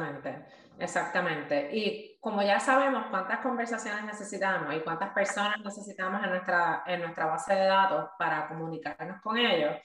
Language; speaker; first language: Spanish; native; Spanish